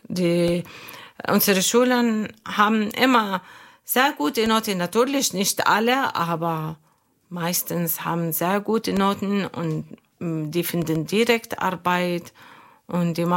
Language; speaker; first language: German; non-native, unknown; Arabic